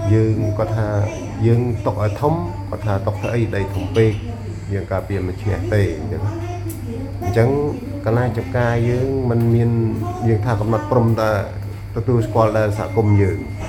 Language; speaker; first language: Khmer; non-native, local second language; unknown